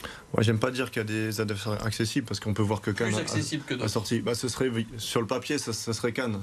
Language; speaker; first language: French; native; French